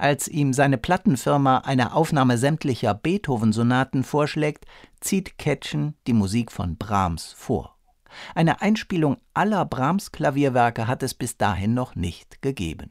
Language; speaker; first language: German; native; German